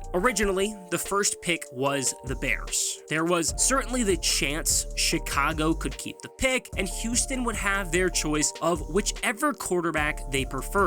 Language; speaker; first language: English; native; English